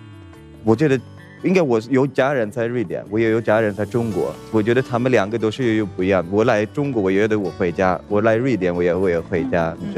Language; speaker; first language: Chinese; non-native, fluent; Swedish